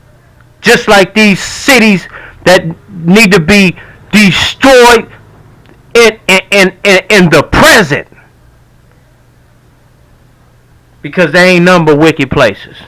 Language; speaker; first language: English; native; English